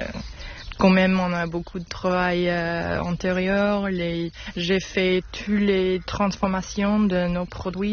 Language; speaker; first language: French; non-native, learner; English